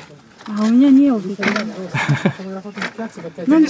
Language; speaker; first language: Russian; non-native, learner; Italian